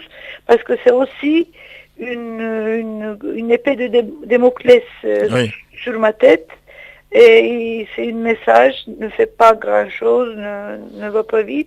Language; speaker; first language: French; non-native, fluent; Turkish